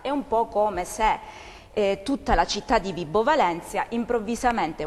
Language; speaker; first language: Italian; native; Italian